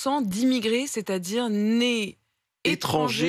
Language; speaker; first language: French; native; French